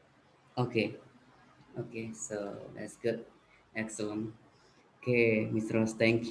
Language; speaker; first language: English; non-native, fluent; Indonesian